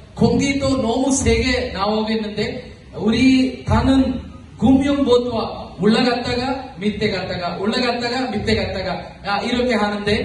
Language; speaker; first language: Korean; non-native, learner; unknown